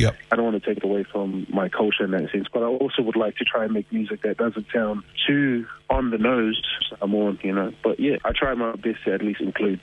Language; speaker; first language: English; native; English